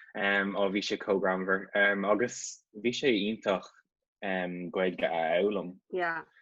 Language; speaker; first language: Irish; non-native, local second language; English